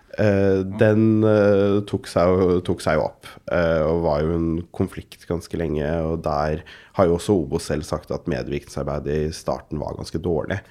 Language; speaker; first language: Norwegian; early bilingual, other home language; Urdu